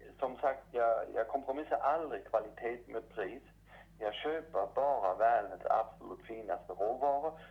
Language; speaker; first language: Swedish; non-native, fluent; German